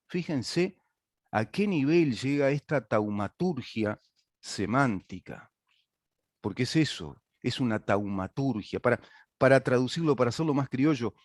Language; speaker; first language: Spanish; native; Spanish